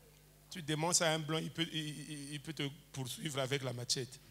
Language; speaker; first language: French; native; French